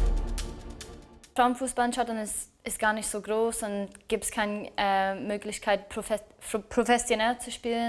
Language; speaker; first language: German; non-native, learner; English